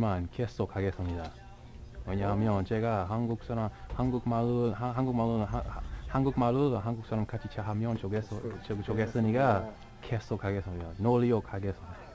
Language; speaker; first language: Korean; non-native, learner; English